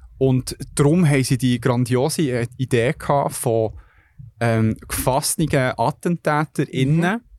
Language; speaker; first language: German; early bilingual, other home language; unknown